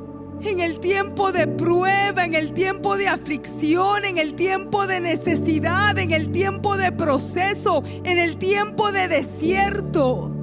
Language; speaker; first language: Spanish; native; Spanish